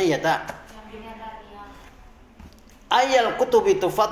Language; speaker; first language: Arabic; non-native, fluent; Indonesian